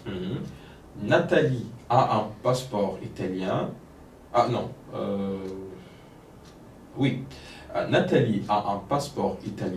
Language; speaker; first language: French; non-native, fluent; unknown